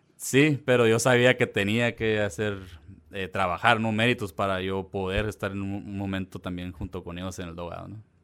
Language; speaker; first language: Spanish; early bilingual, heritage; Spanish